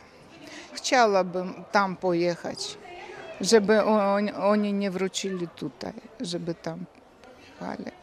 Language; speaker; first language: Polish; early bilingual, heritage; Russian